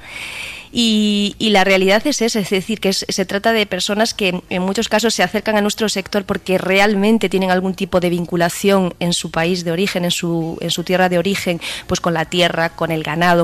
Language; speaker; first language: Spanish; native; Spanish